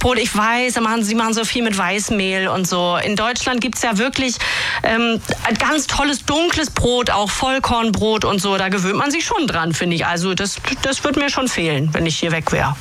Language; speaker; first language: German; native; German